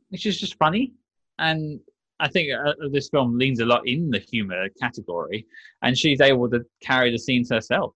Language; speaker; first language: English; native; English